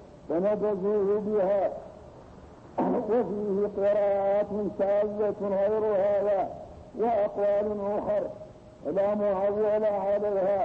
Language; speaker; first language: Arabic; native; Arabic